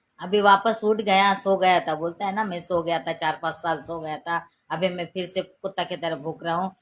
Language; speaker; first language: Hindi; non-native, local second language; Marathi